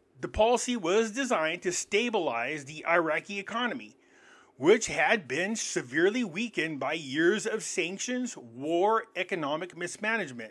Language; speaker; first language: English; native; English